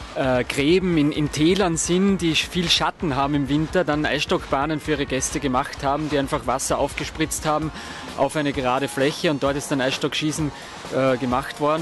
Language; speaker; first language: German; native; German